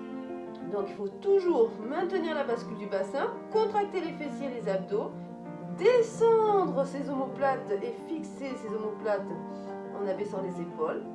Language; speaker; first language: French; native; French